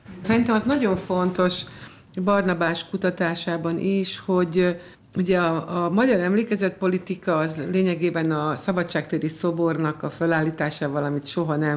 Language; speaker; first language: Hungarian; native; Hungarian